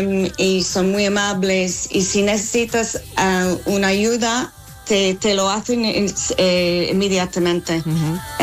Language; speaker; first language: Spanish; non-native, fluent; English